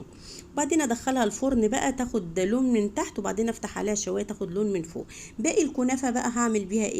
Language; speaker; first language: Arabic; native; Arabic